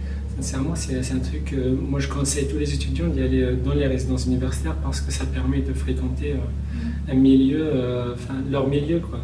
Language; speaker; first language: French; non-native, local second language; Kabyle